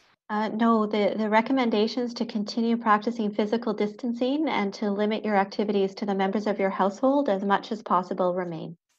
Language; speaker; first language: English; native; English